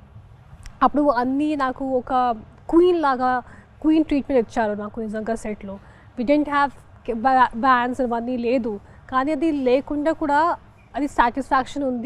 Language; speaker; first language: Telugu; non-native, fluent; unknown